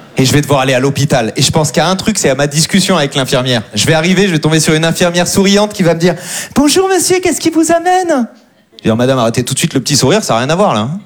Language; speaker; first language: French; native; French